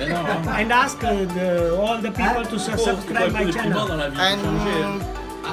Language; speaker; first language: English; non-native, learner; Hindi